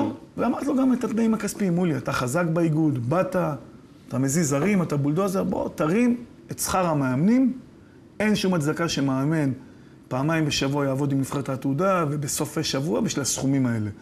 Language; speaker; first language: Hebrew; native; Hebrew